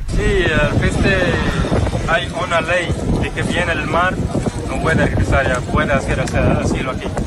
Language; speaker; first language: Spanish; non-native, learner; Arabic